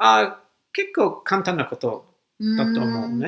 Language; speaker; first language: Japanese; non-native, fluent; English